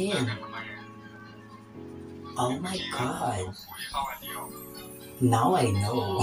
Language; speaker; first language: English; non-native, local second language; Filipino